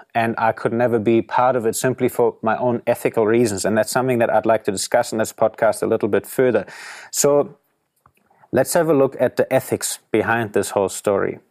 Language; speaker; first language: English; non-native, fluent; German